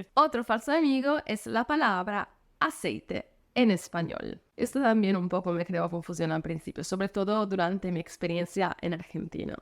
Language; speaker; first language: Spanish; non-native, fluent; Italian